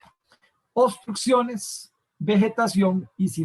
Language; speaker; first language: Spanish; native; Spanish